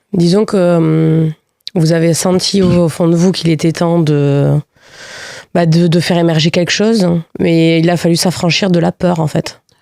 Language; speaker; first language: French; native; French